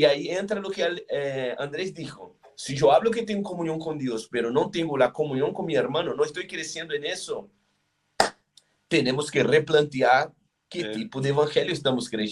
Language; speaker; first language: Spanish; non-native, fluent; Portuguese